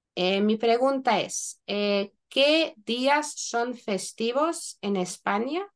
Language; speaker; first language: Spanish; non-native, fluent; Lithuanian